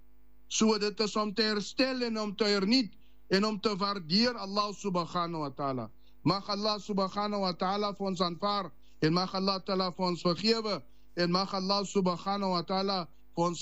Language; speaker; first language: Dutch; non-native, learner; Afrikaans